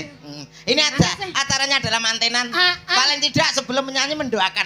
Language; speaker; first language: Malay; non-native, local second language; Javanese